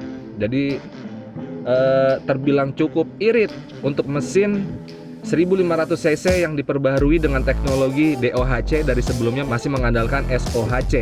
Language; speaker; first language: Indonesian; native; Indonesian